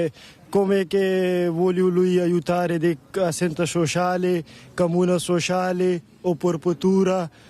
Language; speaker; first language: Italian; non-native, learner; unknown